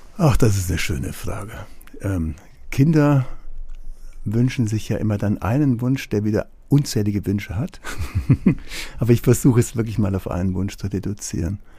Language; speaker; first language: German; native; German